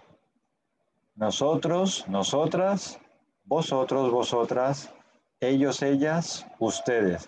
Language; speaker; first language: Spanish; native; Spanish